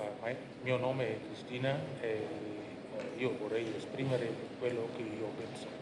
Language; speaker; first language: Italian; non-native, fluent; Indonesian